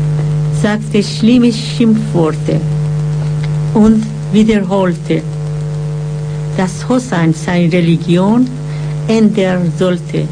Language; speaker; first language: German; non-native, fluent; Persian